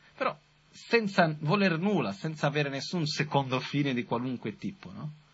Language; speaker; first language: Italian; non-native, fluent; Portuguese